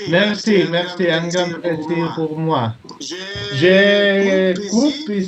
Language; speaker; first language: French; non-native, learner; Spanish